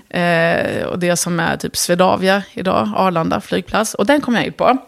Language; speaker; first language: Swedish; early bilingual, other home language; Arabic